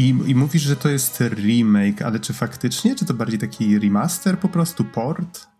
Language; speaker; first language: Polish; native; Polish